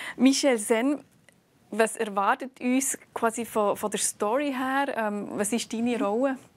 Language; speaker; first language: German; native; German